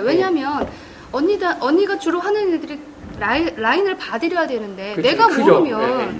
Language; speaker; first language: Korean; native; Korean